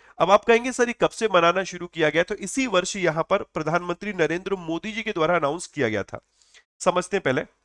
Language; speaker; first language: Hindi; native; Hindi